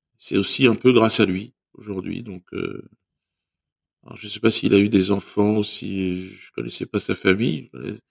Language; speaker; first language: French; native; French